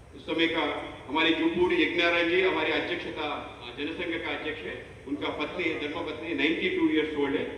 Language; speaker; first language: Hindi; non-native, local second language; Telugu